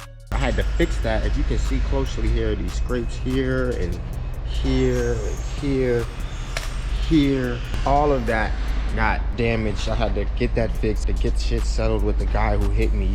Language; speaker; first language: English; native; English